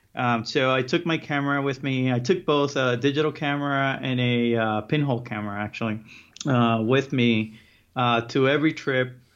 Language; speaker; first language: English; early bilingual, other home language; Spanish